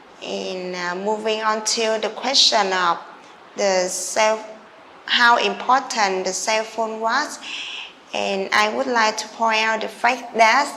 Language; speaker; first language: English; non-native, learner; Vietnamese